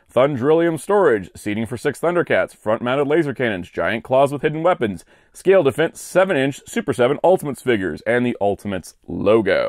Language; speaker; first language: English; native; English